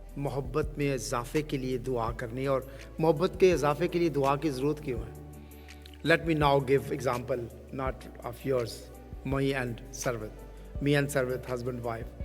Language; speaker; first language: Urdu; native; Urdu